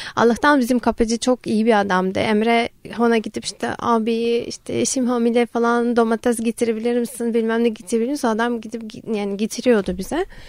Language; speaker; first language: Turkish; non-native, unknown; Ukrainian